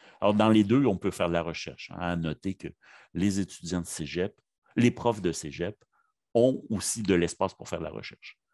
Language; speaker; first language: French; native; French